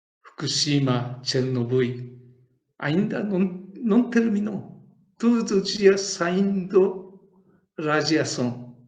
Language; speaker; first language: Portuguese; non-native, learner; Japanese